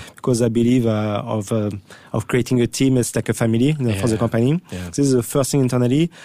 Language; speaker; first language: English; non-native, fluent; French